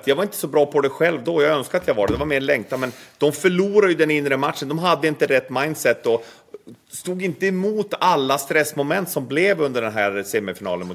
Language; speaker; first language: Swedish; native; Swedish